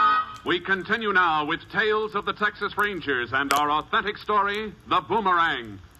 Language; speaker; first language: English; native; English